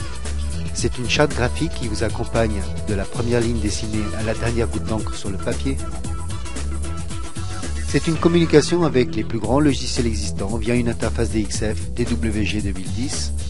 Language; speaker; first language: French; native; French